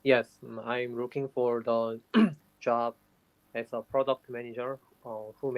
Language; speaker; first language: English; non-native, learner; Korean